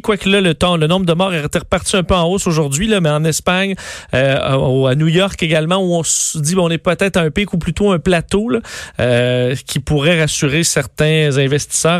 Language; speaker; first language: French; native; French